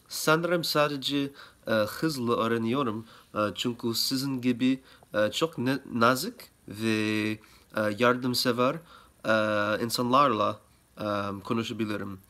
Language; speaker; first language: Turkish; non-native, learner; English